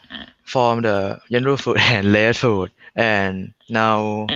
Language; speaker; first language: English; non-native, learner; Thai